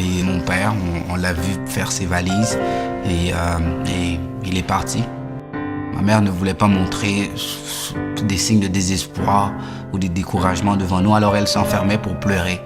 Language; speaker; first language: French; early bilingual, other home language; Haitian Creole